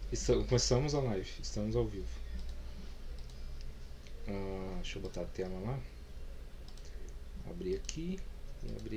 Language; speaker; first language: Portuguese; native; Portuguese